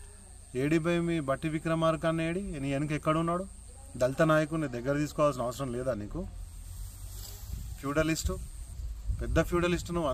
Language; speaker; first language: Telugu; native; Telugu